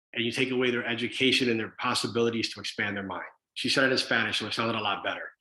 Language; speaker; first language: English; early bilingual, other home language; Spanish